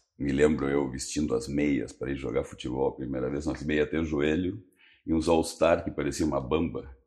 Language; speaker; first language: Portuguese; early bilingual, other home language; Spanish